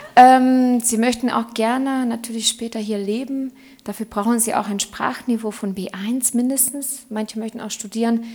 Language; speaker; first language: German; non-native, fluent; Hungarian